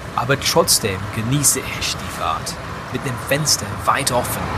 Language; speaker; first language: German; non-native, fluent; English